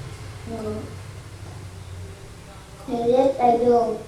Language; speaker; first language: English; non-native, learner; Vietnamese